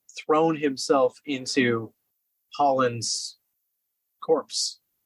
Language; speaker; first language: English; native; English